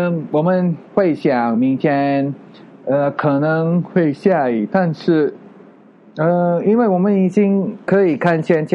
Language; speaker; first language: Chinese; non-native, learner; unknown